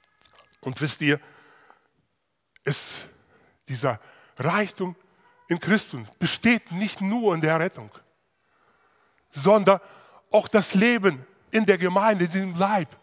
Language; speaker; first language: German; non-native, fluent; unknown